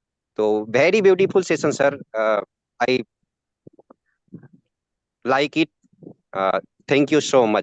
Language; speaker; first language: English; non-native, learner; Hindi